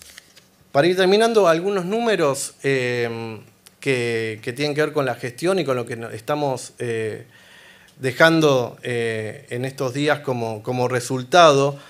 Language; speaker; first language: Spanish; native; Spanish